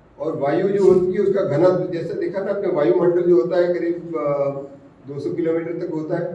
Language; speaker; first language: Hindi; non-native, local second language; Marathi